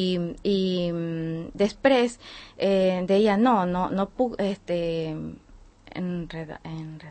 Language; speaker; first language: Catalan; non-native, learner; Spanish